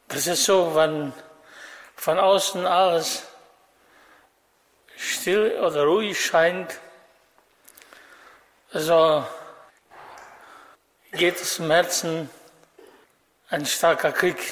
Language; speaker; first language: German; non-native, fluent; Russian